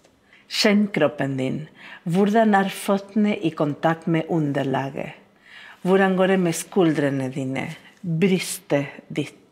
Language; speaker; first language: Norwegian; non-native, fluent; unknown